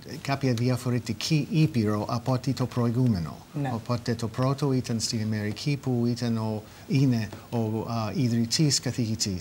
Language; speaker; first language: Greek; non-native, fluent; English